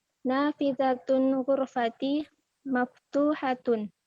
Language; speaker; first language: Arabic; non-native, learner; Indonesian